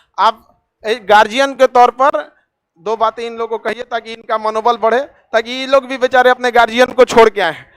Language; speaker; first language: Hindi; native; Hindi